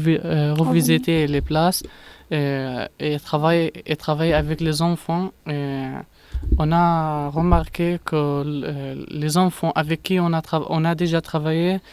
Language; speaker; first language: French; non-native, learner; Arabic